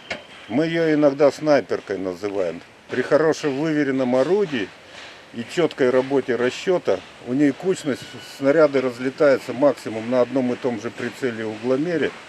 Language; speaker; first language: Russian; native; Russian